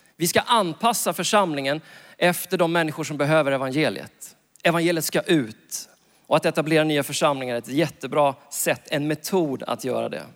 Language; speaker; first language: Swedish; native; Swedish